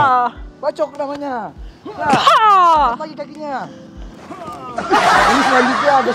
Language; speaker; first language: Indonesian; native; Indonesian